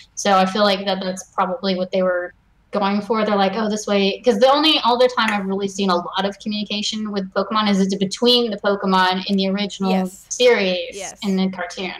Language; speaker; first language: English; native; English